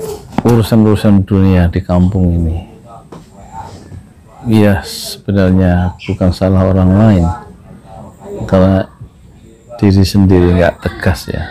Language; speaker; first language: Indonesian; native; Indonesian